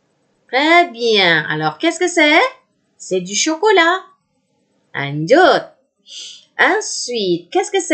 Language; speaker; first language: French; non-native, fluent; Indonesian